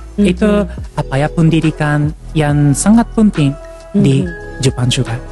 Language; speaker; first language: Indonesian; non-native, fluent; Japanese